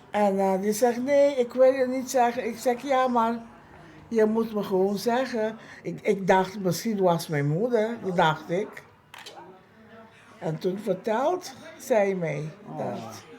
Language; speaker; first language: Dutch; non-native, local second language; Papiamento